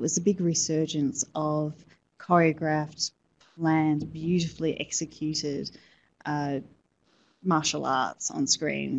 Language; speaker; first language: English; native; English